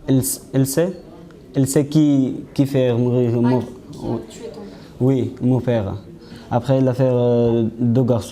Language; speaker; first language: French; non-native, learner; Pashto